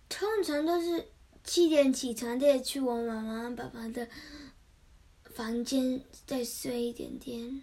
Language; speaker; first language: Chinese; early bilingual, heritage; Chinese